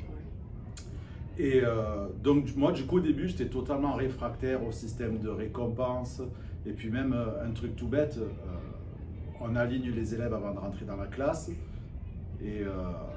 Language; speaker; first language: French; native; French